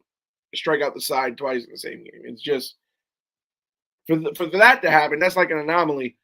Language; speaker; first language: English; native; English